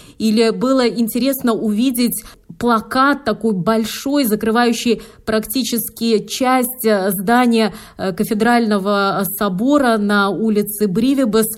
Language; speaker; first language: Russian; native; Russian